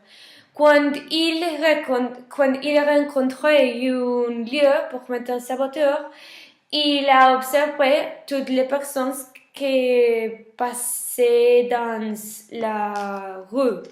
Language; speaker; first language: French; non-native, learner; Spanish